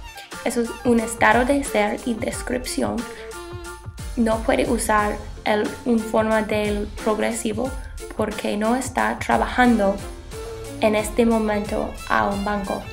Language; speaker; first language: Spanish; non-native, learner; English